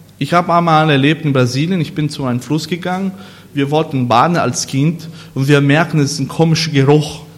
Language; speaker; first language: German; non-native, learner; Portuguese